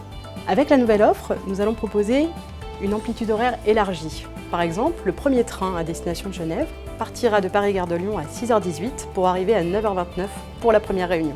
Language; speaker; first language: French; native; French